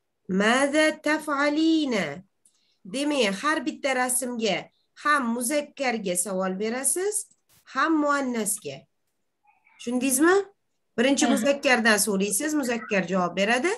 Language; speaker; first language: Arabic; non-native, fluent; Uzbek